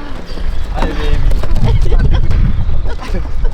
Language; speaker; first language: Danish; early bilingual, other home language; Tamil